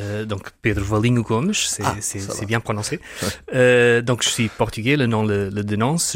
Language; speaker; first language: French; non-native, fluent; Portuguese